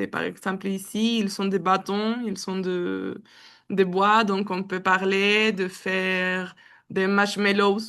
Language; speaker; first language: French; non-native, learner; Spanish